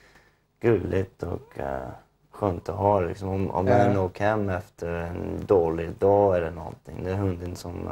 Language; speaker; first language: Swedish; non-native, fluent; English